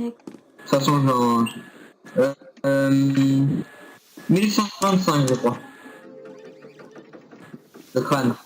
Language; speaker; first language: French; native; French